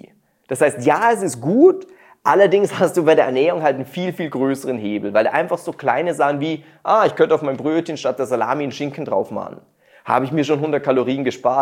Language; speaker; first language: German; native; German